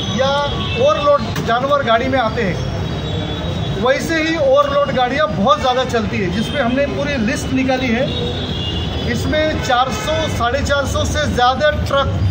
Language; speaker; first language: Hindi; native; Hindi